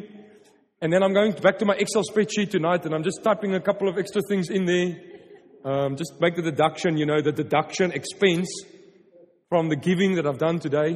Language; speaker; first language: English; non-native, local second language; Afrikaans